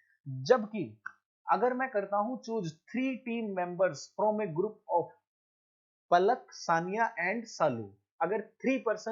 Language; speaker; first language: Hindi; native; Hindi